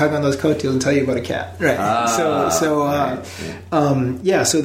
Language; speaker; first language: English; native; English